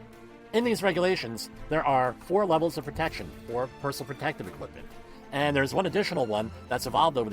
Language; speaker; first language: English; native; English